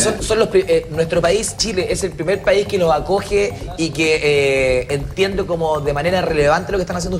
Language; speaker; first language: Spanish; native; Spanish